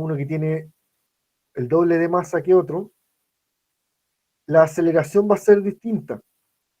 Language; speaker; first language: Spanish; native; Spanish